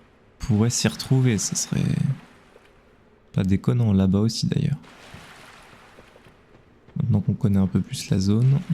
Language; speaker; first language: French; native; French